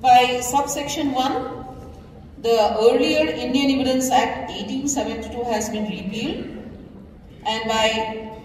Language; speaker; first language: English; non-native, local second language; Marathi